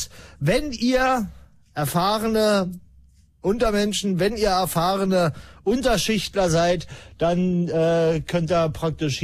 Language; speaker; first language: German; native; German